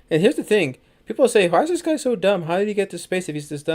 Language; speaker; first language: English; native; English